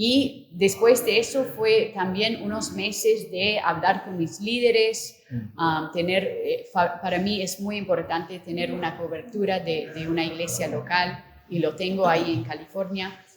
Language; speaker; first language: Spanish; non-native, fluent; English